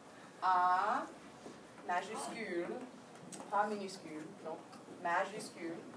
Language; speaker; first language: French; non-native, fluent; English